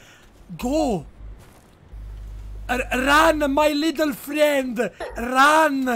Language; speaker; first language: English; non-native, learner; Italian